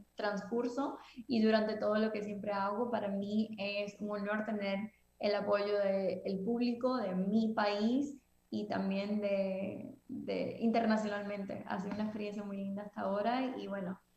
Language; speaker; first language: Spanish; early bilingual, heritage; Spanish